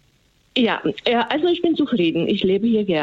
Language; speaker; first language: German; non-native, fluent; Slovak